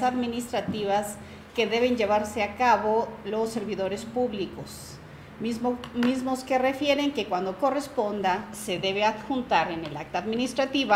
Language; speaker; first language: Spanish; native; Spanish